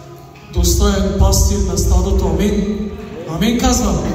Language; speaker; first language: Bulgarian; non-native, local second language; Turkish